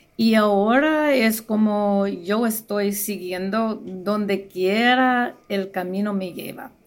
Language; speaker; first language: Spanish; non-native, fluent; English